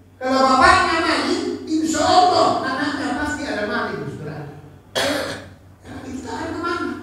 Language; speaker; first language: Indonesian; native; Indonesian